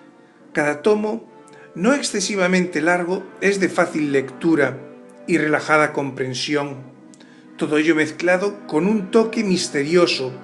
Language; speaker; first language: Spanish; native; Spanish